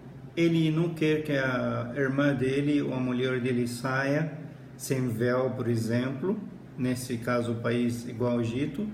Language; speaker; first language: Portuguese; non-native, fluent; Arabic